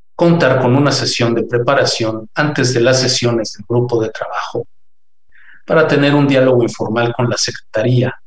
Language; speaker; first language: Spanish; native; Spanish